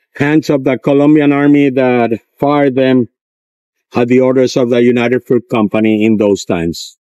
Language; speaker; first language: English; non-native, fluent; Spanish